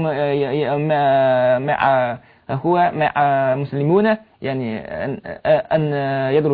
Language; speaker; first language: Arabic; non-native, learner; Chinese